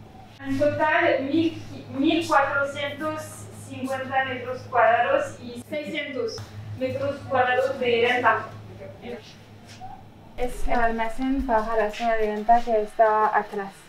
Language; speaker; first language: Spanish; non-native, fluent; French